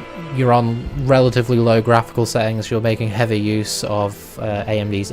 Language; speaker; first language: English; native; English